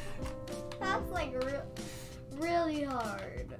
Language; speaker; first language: English; native; English